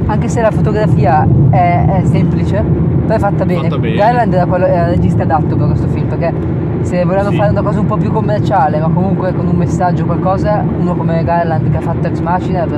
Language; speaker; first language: Italian; native; Italian